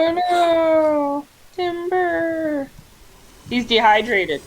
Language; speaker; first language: English; native; English